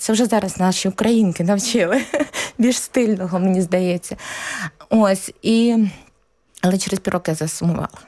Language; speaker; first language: Ukrainian; native; Ukrainian